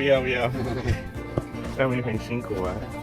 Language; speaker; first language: Chinese; non-native, learner; English